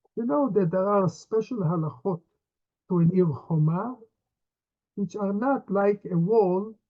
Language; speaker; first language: English; non-native, fluent; Hebrew